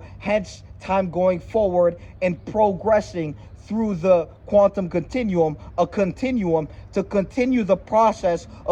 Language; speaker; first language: English; native; English